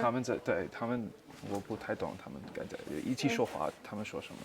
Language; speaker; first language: Chinese; non-native, fluent; English